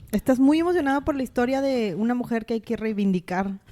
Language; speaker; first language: Spanish; native; Spanish